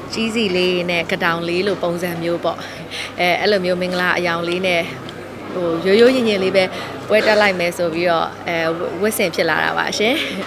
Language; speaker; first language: Burmese; native; Burmese